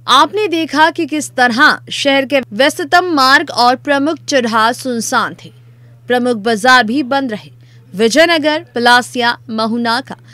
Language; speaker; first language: Hindi; native; Hindi